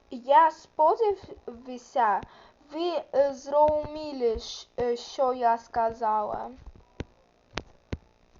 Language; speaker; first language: Ukrainian; non-native, learner; Russian